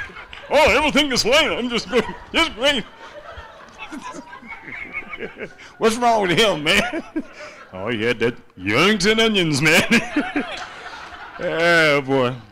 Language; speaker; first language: English; native; English